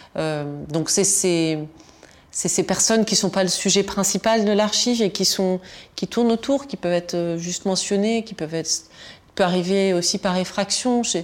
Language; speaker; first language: French; native; French